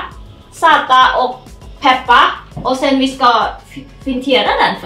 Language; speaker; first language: Swedish; non-native, learner; Thai